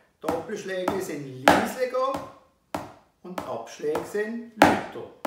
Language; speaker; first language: German; native; German